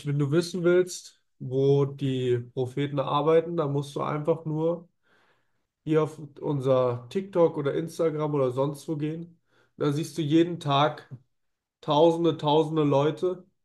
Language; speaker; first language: German; native; German